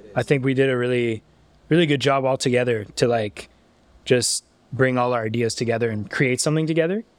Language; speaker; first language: English; native; English